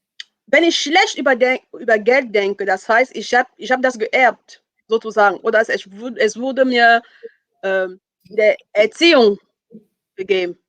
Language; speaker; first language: German; non-native, fluent; French